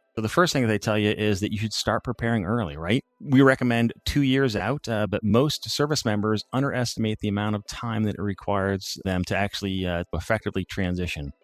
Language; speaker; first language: English; native; English